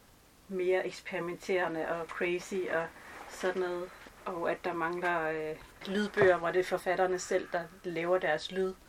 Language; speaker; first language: Danish; native; Danish